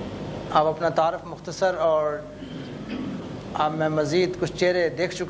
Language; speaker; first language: Urdu; native; Urdu